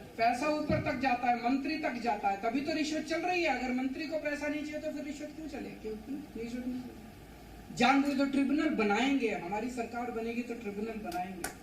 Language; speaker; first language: Hindi; native; Hindi